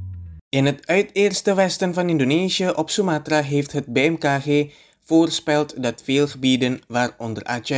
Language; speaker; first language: Dutch; non-native, fluent; Indonesian